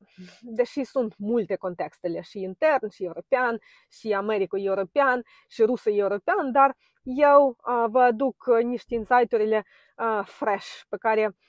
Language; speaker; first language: Romanian; non-native, fluent; Ukrainian